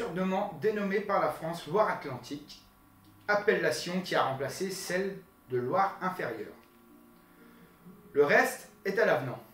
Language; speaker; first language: French; native; French